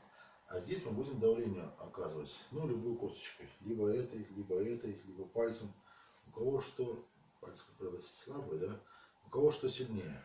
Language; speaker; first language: Russian; native; Russian